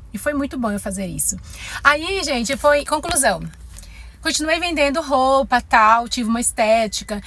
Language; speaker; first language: Portuguese; native; Portuguese